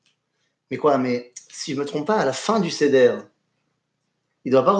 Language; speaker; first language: French; native; French